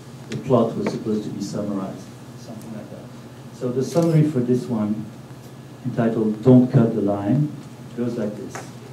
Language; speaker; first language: English; non-native, fluent; French